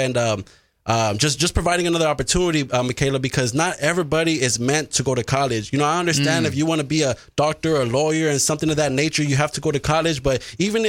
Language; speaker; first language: English; native; English